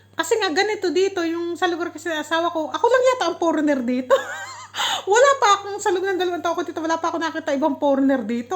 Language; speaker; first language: Filipino; native; Filipino